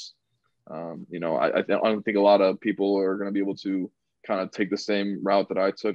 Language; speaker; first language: English; native; English